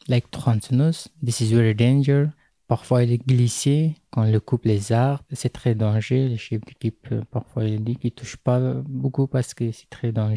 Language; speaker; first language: French; non-native, learner; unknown